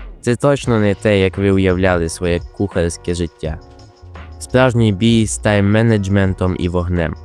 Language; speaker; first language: Ukrainian; native; Ukrainian